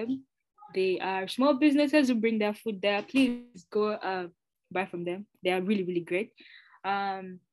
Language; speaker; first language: English; non-native, local second language; Ganda